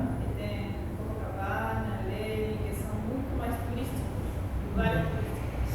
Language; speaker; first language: Portuguese; non-native, fluent; Spanish